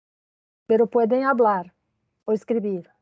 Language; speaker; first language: Spanish; non-native, fluent; Portuguese